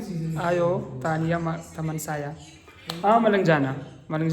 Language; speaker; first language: Indonesian; non-native, learner; Pashto